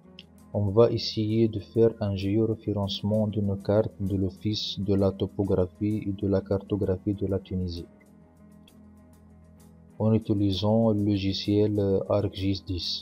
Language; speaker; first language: French; non-native, local second language; Arabic